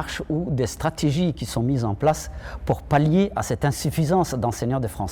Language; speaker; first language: French; non-native, local second language; Somali